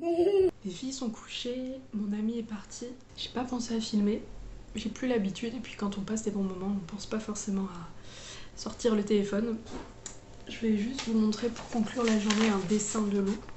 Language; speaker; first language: French; native; French